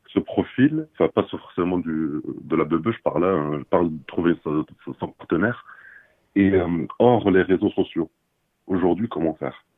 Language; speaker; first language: French; non-native, local second language; Arabic